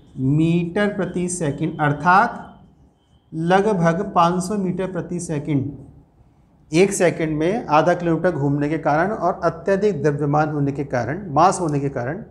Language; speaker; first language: Hindi; native; Hindi